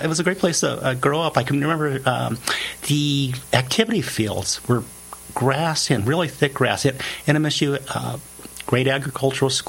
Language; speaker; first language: English; native; English